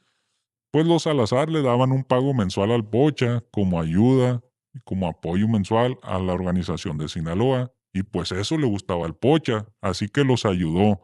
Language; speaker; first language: Spanish; native; Spanish